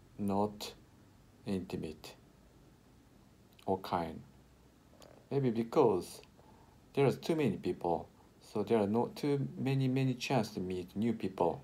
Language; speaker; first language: English; non-native, learner; Japanese